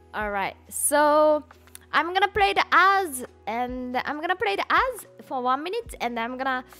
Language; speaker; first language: English; non-native, fluent; Japanese